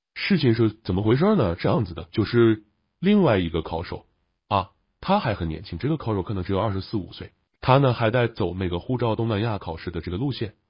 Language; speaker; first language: Chinese; native; Chinese